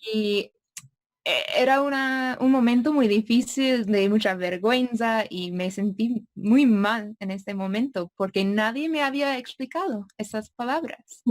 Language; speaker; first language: Spanish; non-native, fluent; English